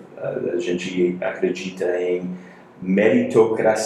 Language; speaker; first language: Portuguese; non-native, fluent; English